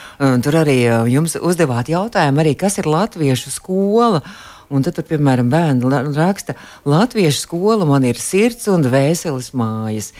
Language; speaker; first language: Latvian; native; Latvian